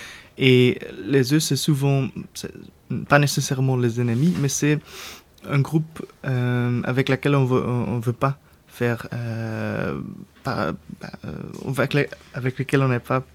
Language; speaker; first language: French; non-native, local second language; Dutch